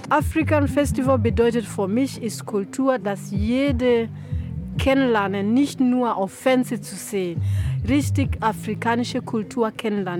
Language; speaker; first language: German; non-native, learner; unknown